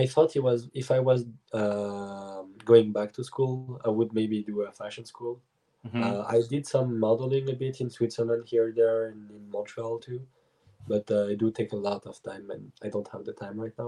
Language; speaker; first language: English; non-native, fluent; French